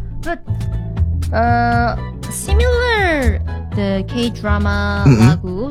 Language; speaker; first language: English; non-native, learner; Korean